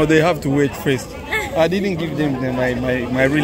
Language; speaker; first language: English; non-native, learner; Lingala